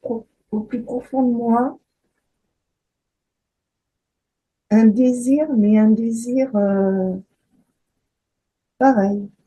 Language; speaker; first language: French; native; French